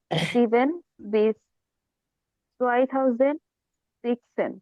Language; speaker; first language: German; non-native, learner; Bangla